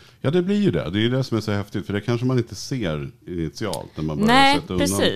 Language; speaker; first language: Swedish; native; Swedish